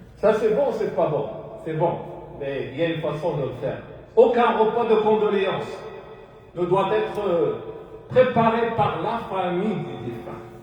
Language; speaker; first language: French; non-native, local second language; Arabic